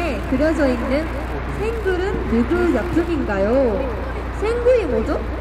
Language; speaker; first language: Korean; non-native, fluent; Japanese